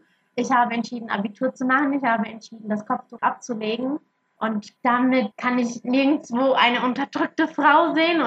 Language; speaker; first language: German; early bilingual, other home language; Arabic